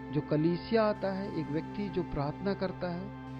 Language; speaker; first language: Hindi; native; Hindi